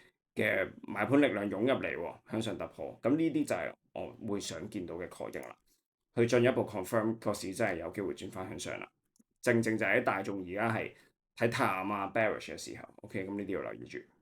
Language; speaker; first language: Cantonese; native; Cantonese